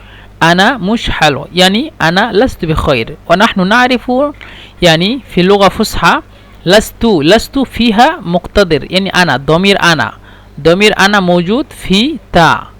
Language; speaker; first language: Arabic; non-native, fluent; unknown